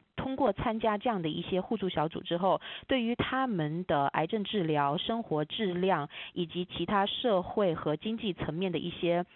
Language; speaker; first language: Chinese; native; Chinese